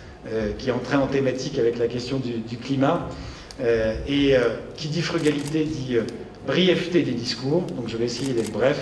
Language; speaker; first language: French; native; French